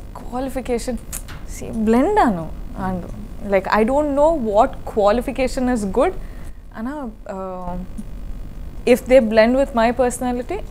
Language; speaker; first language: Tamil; non-native, learner; Kodava